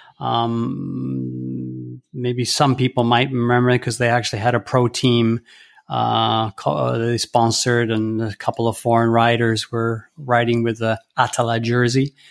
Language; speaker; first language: English; early bilingual, heritage; English